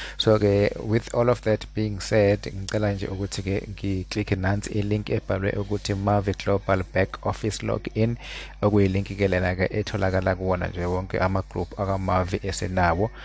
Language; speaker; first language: Zulu; native; Zulu